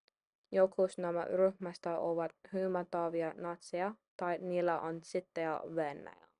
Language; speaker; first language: Finnish; non-native, learner; English